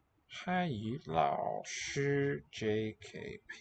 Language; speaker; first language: Chinese; non-native, learner; English